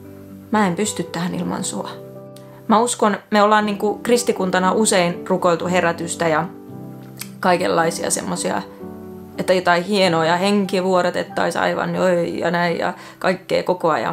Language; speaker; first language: Finnish; native; Finnish